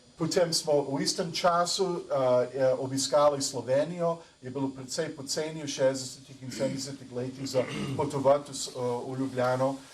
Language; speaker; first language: Slovenian; early bilingual, heritage; English